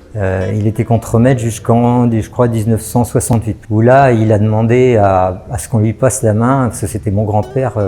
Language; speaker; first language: French; native; French